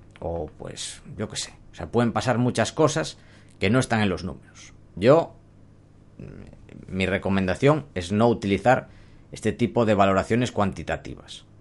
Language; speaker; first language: Spanish; native; Spanish